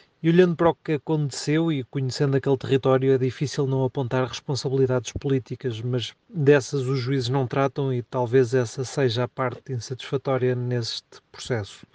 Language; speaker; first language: Portuguese; native; Portuguese